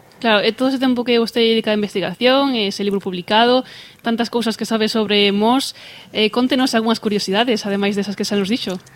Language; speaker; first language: Galician; native; Galician